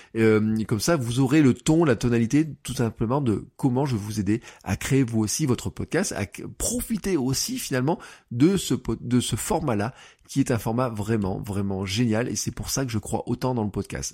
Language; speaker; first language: French; native; French